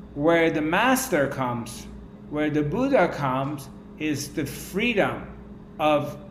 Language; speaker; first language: English; non-native, fluent; Persian